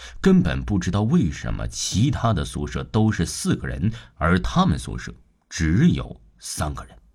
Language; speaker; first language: Chinese; non-native, local second language; Cantonese